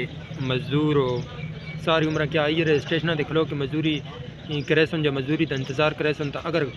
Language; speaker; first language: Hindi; non-native, local second language; Saraiki